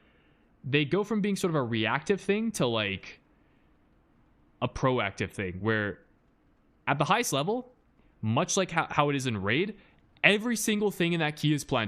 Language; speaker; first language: English; native; English